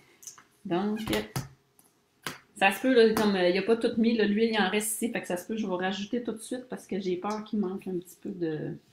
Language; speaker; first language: French; native; French